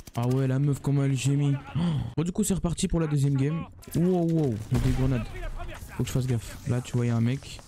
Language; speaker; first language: French; native; French